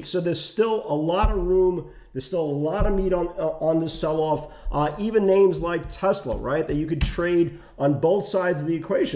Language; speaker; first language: English; native; English